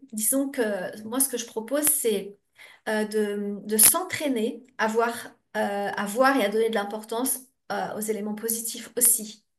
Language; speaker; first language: French; native; French